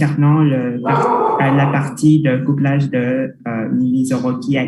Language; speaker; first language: French; non-native, fluent; Vietnamese